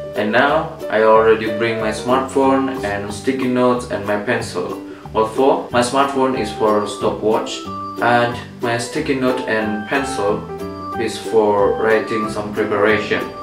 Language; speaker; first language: English; non-native, learner; Javanese